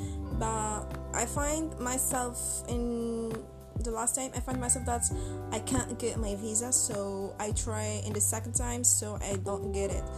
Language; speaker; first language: English; non-native, learner; Arabic